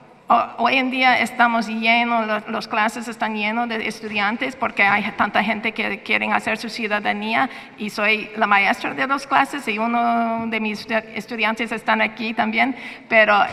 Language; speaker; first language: Spanish; non-native, fluent; English